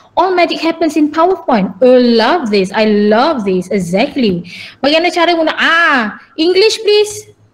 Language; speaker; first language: English; non-native, local second language; Malay